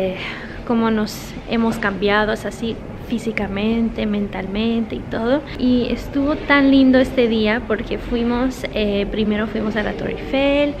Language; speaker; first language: Spanish; early bilingual, heritage; English